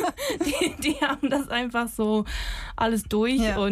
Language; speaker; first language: German; non-native, fluent; English